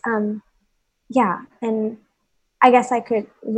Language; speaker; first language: English; non-native, local second language; Hindi